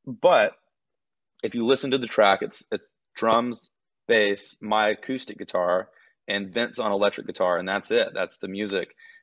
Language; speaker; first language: English; native; English